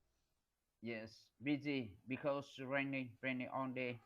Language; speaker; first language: English; non-native, learner; Vietnamese